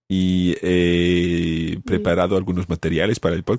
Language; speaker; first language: Spanish; non-native, fluent; English